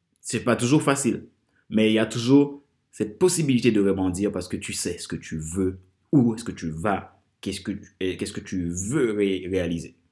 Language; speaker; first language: French; non-native, local second language; Haitian Creole